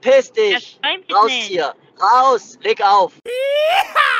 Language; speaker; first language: German; native; German